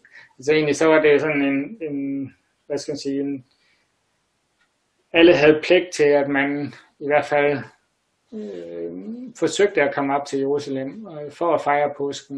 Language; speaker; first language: Danish; native; Danish